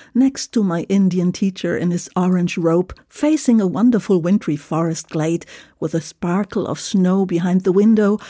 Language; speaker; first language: English; non-native, fluent; German